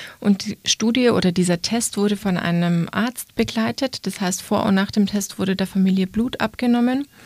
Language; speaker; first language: German; native; German